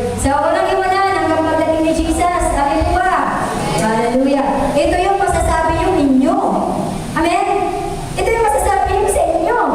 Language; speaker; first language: Filipino; native; Filipino